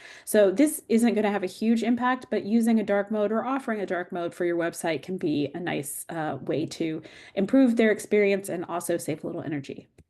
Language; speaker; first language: English; native; English